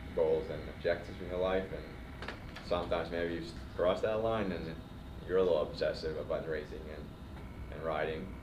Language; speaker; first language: English; non-native, fluent; Swedish